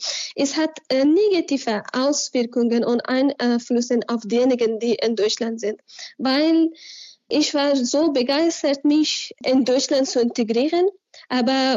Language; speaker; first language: German; non-native, learner; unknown